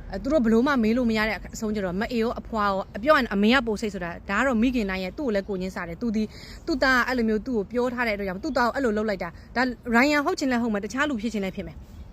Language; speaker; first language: Burmese; native; Burmese